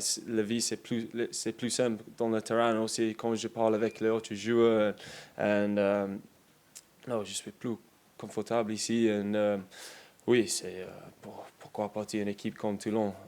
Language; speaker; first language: French; non-native, learner; English